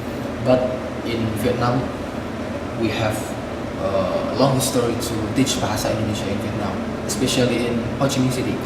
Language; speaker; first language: English; non-native, fluent; Indonesian